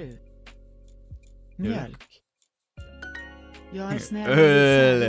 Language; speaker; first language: Swedish; non-native, learner; English